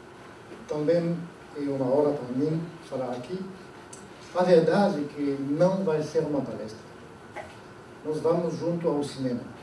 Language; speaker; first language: Portuguese; non-native, fluent; French